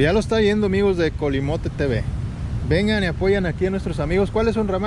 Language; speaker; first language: Spanish; native; Spanish